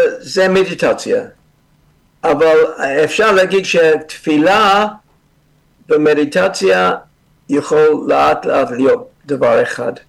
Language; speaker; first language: Hebrew; non-native, fluent; English